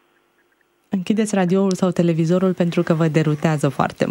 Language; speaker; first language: Romanian; native; Romanian